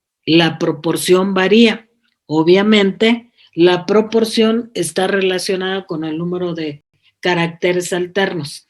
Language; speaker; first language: Spanish; native; Spanish